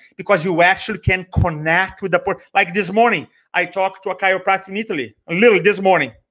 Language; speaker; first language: English; non-native, fluent; Portuguese